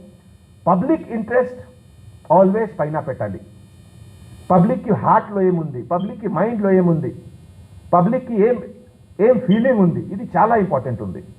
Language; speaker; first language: Telugu; non-native, fluent; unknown